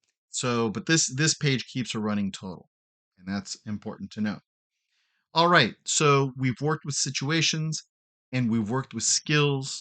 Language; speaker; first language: English; native; English